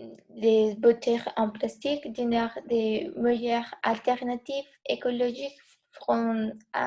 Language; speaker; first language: French; non-native, learner; Spanish